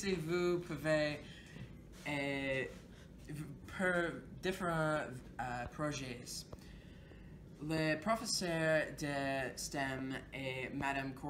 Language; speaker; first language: French; non-native, learner; English